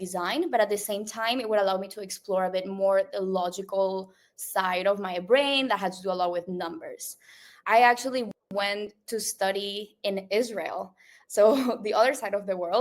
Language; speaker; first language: English; non-native, local second language; Spanish